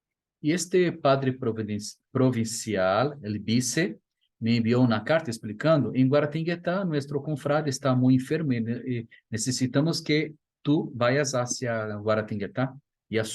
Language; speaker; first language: Spanish; non-native, fluent; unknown